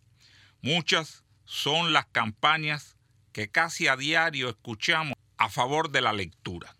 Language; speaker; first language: Spanish; native; Spanish